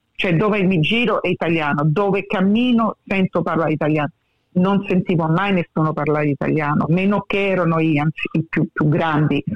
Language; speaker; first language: Italian; early bilingual, heritage; English